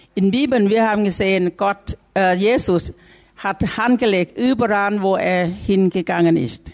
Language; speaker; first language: German; non-native, learner; Thai